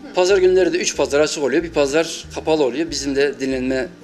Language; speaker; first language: Turkish; native; Turkish